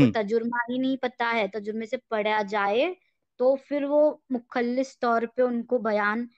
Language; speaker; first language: Hindi; native; Hindi